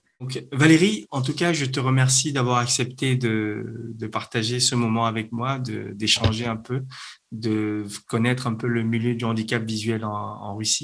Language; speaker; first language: French; native; French